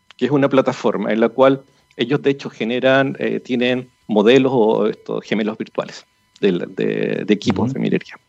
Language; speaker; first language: Spanish; native; Spanish